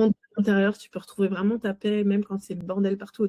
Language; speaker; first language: French; native; French